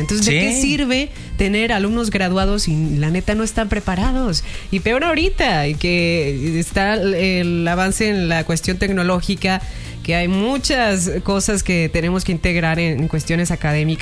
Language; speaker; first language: Spanish; native; Spanish